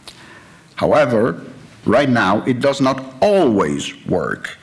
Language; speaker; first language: English; non-native, fluent; Italian